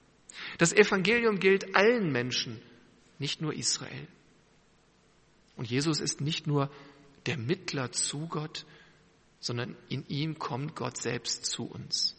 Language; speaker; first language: German; native; German